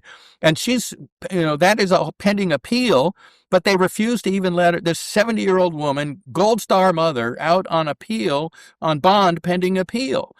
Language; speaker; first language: English; native; English